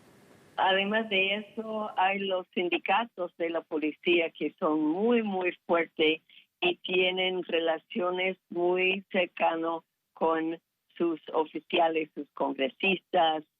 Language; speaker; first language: Spanish; non-native, fluent; English